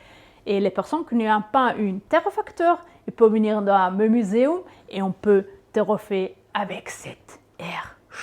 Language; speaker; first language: French; non-native, local second language; Swiss German